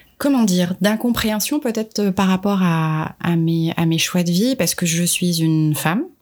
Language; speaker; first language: French; non-native, local second language; Arabic